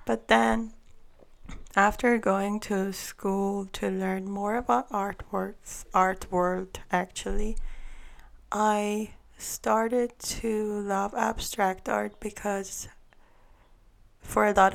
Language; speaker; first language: English; non-native, fluent; Armenian